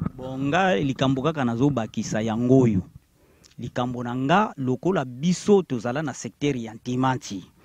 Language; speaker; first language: Lingala; non-native, local second language; Kongo